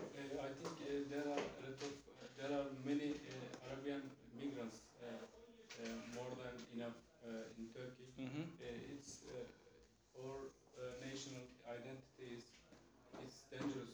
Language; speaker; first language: English; non-native, fluent; Turkish